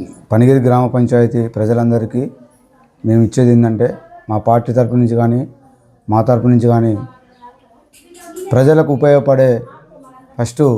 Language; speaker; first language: Telugu; native; Telugu